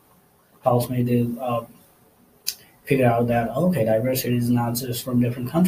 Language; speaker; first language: English; non-native, local second language; Nepali